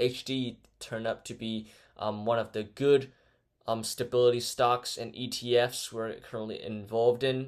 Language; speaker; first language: English; non-native, fluent; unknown